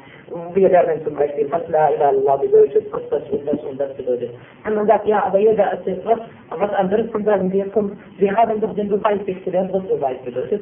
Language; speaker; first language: German; non-native, fluent; Turkish